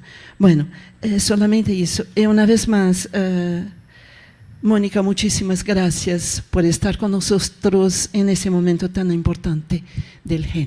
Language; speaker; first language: Spanish; non-native, fluent; Portuguese